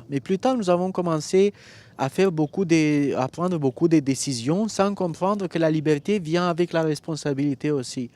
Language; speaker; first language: French; non-native, fluent; Romanian